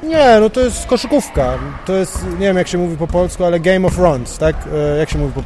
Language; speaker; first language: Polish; non-native, fluent; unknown